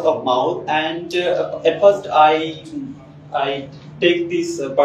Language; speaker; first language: English; non-native, learner; Bangla